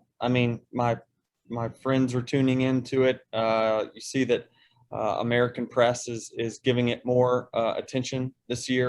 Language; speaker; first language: English; native; English